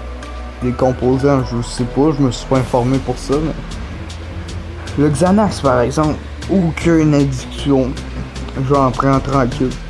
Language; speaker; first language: French; native; French